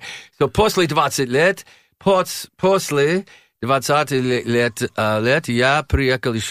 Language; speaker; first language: Russian; non-native, learner; English